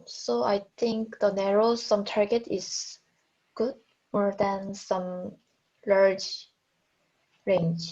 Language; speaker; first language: English; non-native, learner; Korean